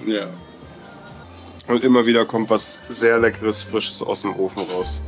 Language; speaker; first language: German; native; German